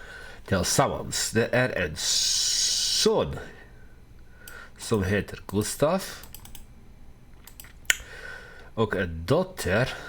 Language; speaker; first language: Swedish; non-native, learner; Dutch